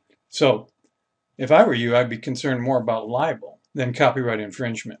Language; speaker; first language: English; native; English